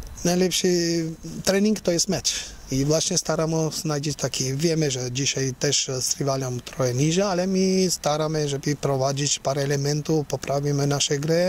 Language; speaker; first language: Polish; non-native, learner; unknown